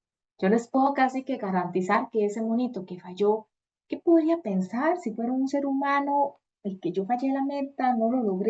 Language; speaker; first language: Spanish; native; Spanish